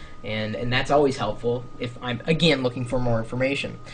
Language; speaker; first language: English; native; English